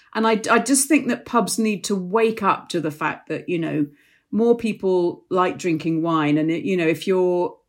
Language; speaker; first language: English; native; English